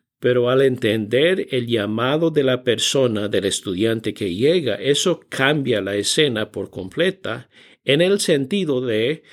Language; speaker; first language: Spanish; non-native, fluent; English